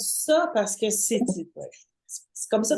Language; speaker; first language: French; native; French